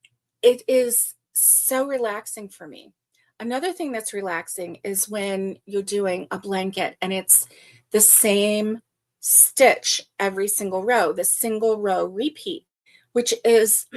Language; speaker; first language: English; native; English